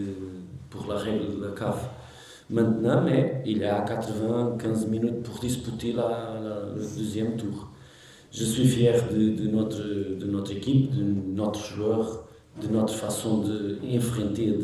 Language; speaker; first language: French; non-native, learner; Portuguese